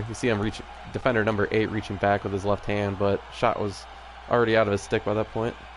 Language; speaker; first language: English; native; English